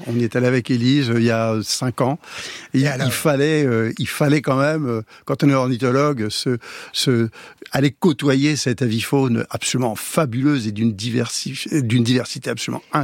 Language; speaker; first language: French; native; French